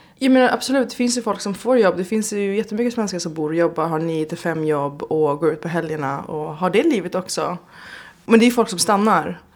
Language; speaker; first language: Swedish; early bilingual, other home language; Persian